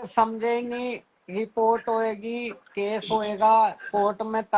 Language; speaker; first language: Hindi; native; Hindi